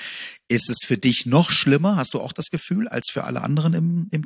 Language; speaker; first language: German; native; German